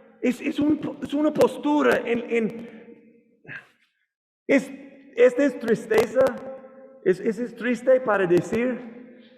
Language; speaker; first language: Spanish; non-native, learner; English